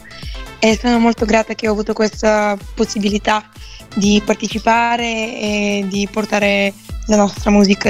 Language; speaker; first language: Italian; non-native, fluent; Bulgarian